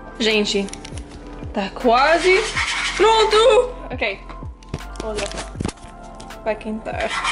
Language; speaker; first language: Portuguese; non-native, learner; English